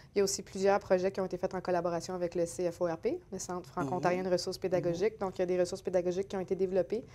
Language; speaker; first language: French; native; French